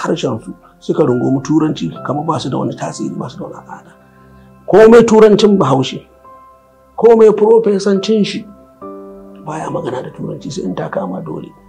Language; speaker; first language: Hausa; native; Hausa